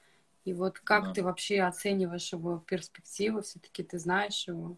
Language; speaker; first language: Russian; native; Russian